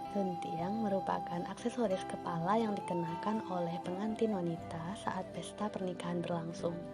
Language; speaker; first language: Indonesian; non-native, local second language; Minangkabau